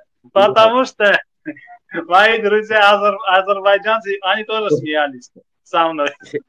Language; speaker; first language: Russian; non-native, fluent; Armenian